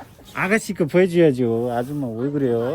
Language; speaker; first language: Korean; non-native, fluent; Nepali